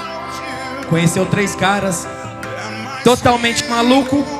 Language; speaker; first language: Portuguese; native; Portuguese